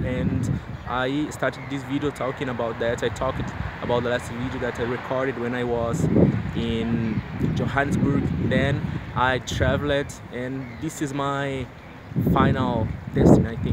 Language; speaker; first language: English; non-native, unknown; Portuguese